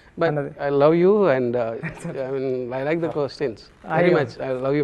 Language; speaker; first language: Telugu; non-native, local second language; Tamil